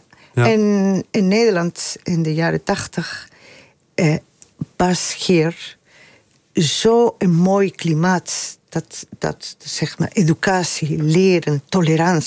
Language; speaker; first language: Dutch; non-native, fluent; Spanish